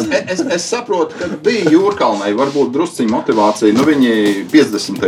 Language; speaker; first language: Latvian; native; Latvian